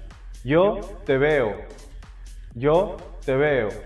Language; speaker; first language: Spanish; non-native, fluent; Portuguese